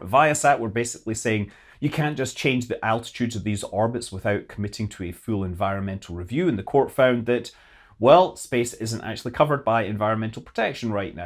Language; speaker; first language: English; native; English